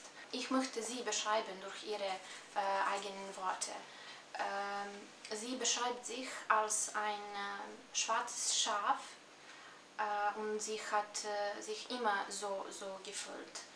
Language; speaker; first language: German; non-native, fluent; Serbian